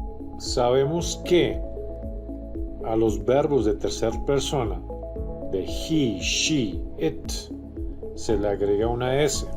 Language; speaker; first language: Spanish; non-native, fluent; English